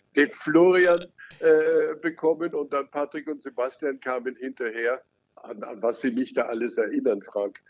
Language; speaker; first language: German; native; German